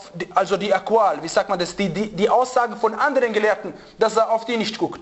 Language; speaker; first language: German; non-native, fluent; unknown